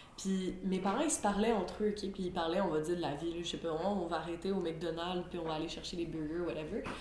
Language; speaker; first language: French; native; French